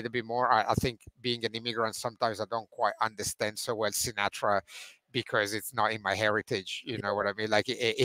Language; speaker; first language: English; non-native, fluent; Italian